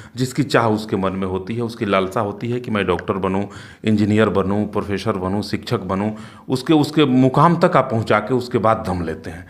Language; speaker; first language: Hindi; native; Hindi